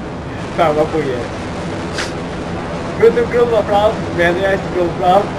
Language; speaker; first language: Swedish; non-native, learner; Faroese